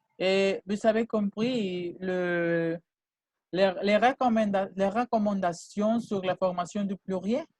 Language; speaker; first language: French; non-native, fluent; Spanish